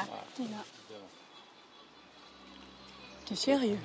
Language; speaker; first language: French; native; French